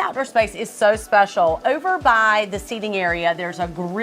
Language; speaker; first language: English; native; English